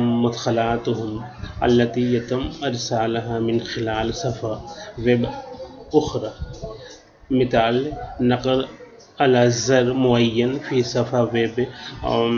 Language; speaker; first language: Arabic; non-native, learner; Urdu